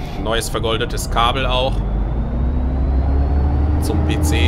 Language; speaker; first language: German; native; German